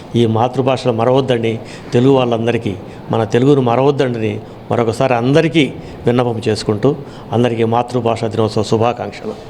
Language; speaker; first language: Telugu; native; Telugu